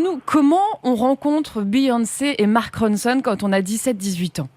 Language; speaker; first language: French; native; French